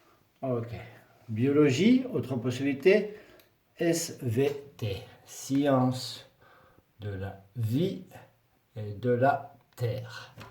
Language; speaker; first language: French; non-native, fluent; Spanish